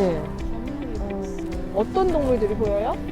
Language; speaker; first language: Korean; native; Korean